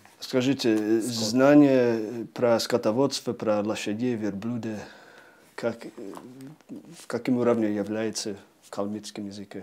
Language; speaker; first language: Russian; non-native, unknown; English